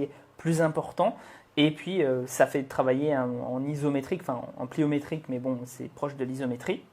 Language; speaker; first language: French; native; French